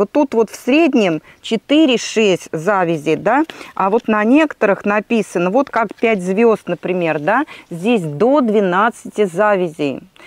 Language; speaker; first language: Russian; native; Russian